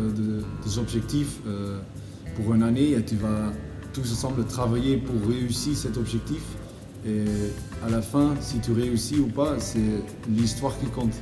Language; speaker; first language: French; non-native, learner; Dutch